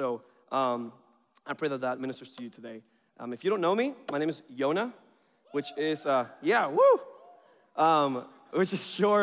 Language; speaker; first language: English; early bilingual, other home language; Spanish